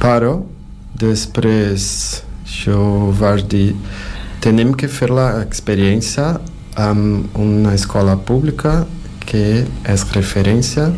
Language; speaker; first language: Catalan; non-native, fluent; Portuguese